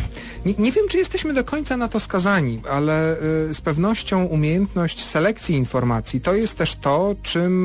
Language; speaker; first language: Polish; native; Polish